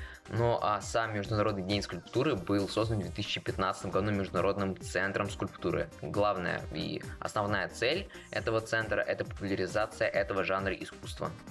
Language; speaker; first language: Russian; native; Russian